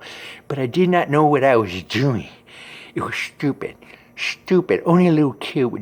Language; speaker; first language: English; native; English